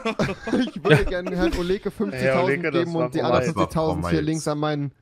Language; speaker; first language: German; native; German